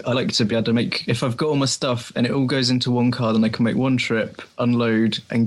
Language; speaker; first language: English; native; English